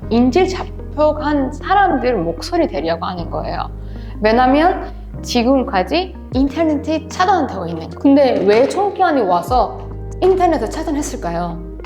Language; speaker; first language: Korean; non-native, fluent; Persian